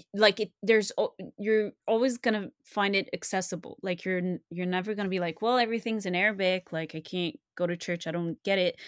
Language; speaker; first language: English; non-native, fluent; French